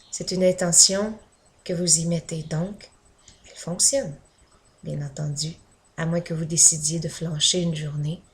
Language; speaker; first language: French; native; French